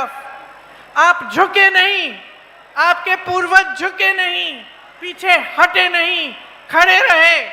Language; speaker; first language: Hindi; native; Hindi